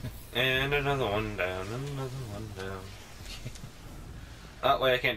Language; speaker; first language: English; native; English